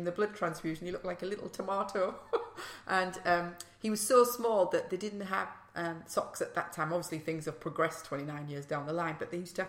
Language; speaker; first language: English; native; English